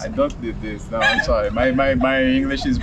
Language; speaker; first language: English; non-native, learner; Portuguese